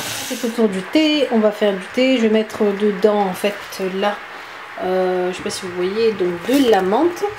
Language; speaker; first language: French; native; French